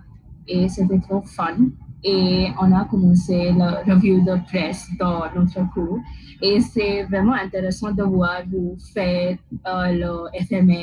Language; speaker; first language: French; non-native, learner; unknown